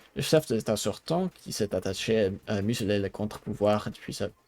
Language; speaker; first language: French; non-native, learner; English